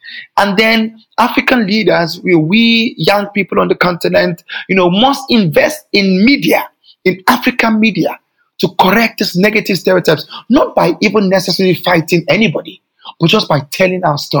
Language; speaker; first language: English; non-native, local second language; Yoruba